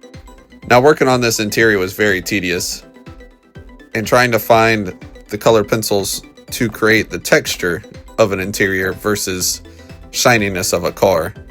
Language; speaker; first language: English; native; English